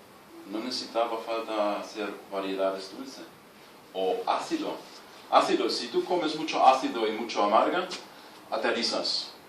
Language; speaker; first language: Spanish; non-native, fluent; German